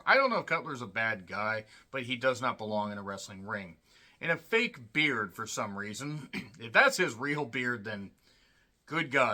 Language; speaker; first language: English; native; English